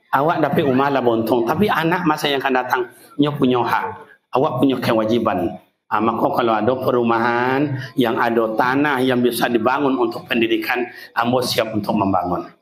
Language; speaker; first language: Malay; native; Malay